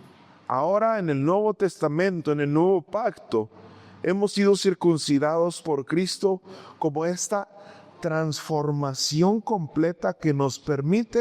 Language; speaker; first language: Spanish; native; Spanish